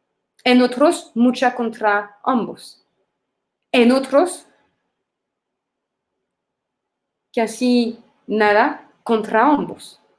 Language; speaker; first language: Spanish; non-native, fluent; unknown